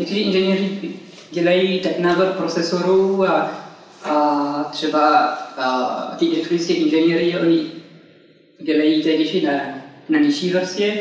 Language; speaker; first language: Czech; non-native, fluent; French